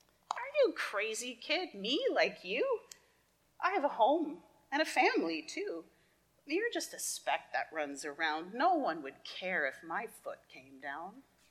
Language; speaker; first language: English; native; English